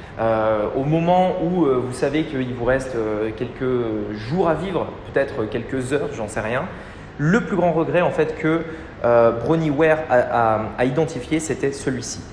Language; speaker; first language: French; native; French